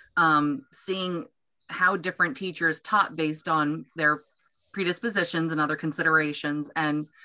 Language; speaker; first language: English; native; English